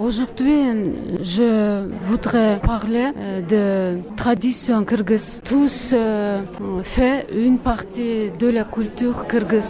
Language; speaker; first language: French; non-native, learner; Kyrgyz